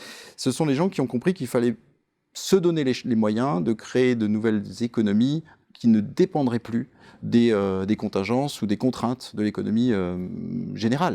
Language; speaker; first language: French; native; French